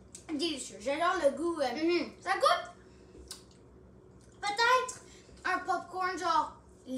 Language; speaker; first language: French; non-native, local second language; English